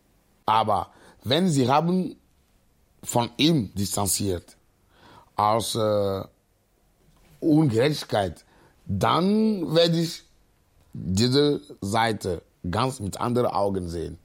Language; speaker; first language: German; non-native, learner; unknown